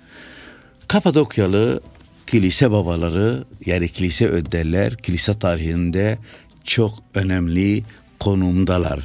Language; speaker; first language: Turkish; non-native, local second language; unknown